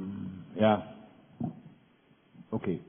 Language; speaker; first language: German; non-native, fluent; Danish